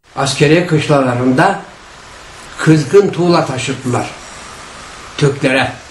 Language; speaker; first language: Turkish; native; Turkish